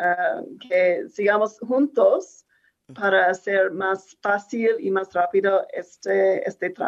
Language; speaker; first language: Spanish; non-native, fluent; English